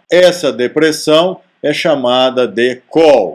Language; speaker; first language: Portuguese; native; Portuguese